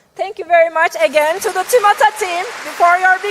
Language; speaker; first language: English; non-native, fluent; Turkish